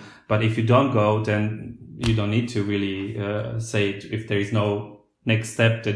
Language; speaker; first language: English; non-native, fluent; Slovak